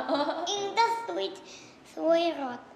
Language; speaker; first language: Russian; early bilingual, heritage; Russian